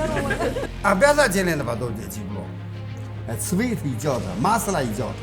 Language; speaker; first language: Russian; non-native, learner; Chinese